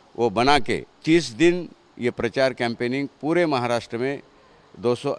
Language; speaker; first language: Hindi; non-native, local second language; Marathi